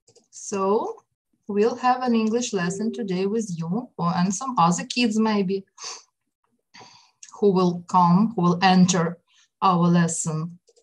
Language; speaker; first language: English; non-native, fluent; Ukrainian